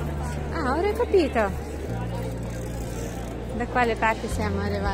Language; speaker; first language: Italian; non-native, learner; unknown